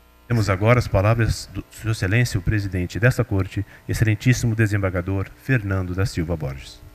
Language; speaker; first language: Portuguese; native; Portuguese